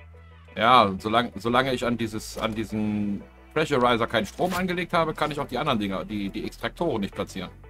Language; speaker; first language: German; native; German